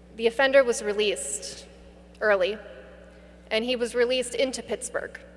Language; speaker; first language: English; native; English